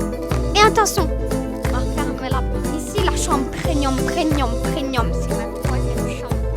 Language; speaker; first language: French; native; French